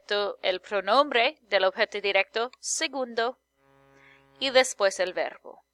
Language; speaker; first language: Spanish; non-native, fluent; English